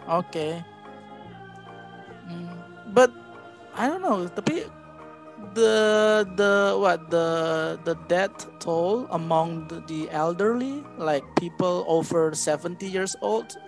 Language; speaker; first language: English; non-native, fluent; Indonesian